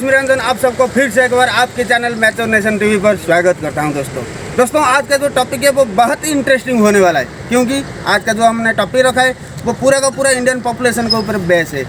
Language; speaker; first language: Hindi; non-native, local second language; Odia